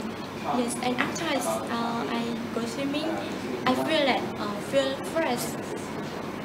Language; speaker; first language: English; non-native, learner; Khmer